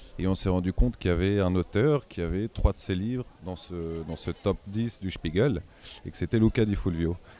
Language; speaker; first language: French; native; French